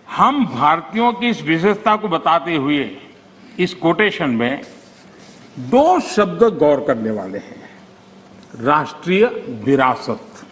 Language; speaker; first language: Hindi; non-native, local second language; Gujarati